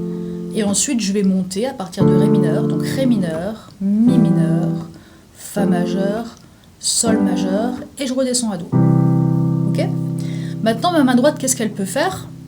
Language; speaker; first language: French; native; French